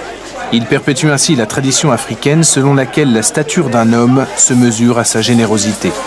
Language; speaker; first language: French; native; French